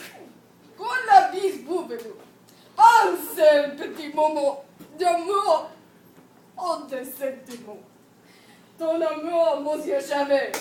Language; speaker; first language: French; non-native, learner; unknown